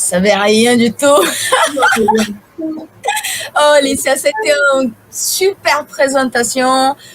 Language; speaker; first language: French; non-native, fluent; Portuguese